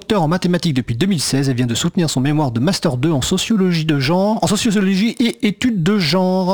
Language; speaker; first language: French; native; French